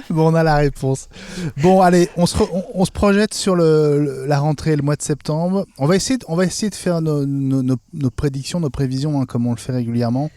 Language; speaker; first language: French; native; French